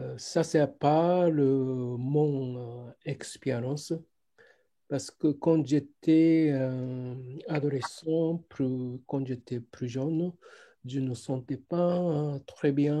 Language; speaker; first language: French; non-native, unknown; Japanese